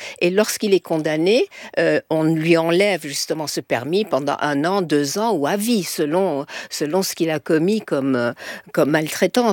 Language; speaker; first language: French; native; French